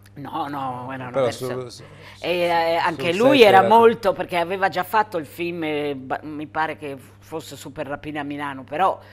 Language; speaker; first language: Italian; native; Italian